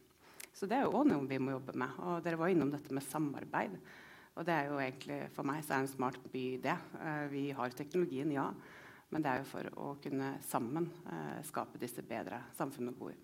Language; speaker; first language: Norwegian; native; Norwegian